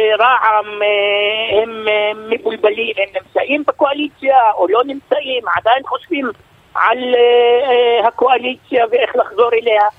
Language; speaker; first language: Hebrew; non-native, local second language; Arabic